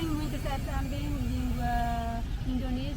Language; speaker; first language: Portuguese; non-native, learner; Tetum